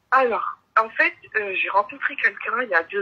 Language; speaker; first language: French; native; French